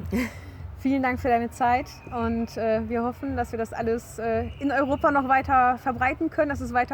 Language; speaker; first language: German; native; German